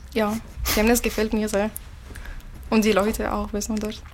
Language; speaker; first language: German; non-native, learner; Arabic